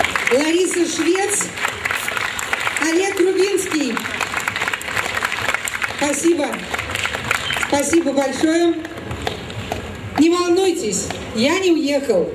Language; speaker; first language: Russian; native; Russian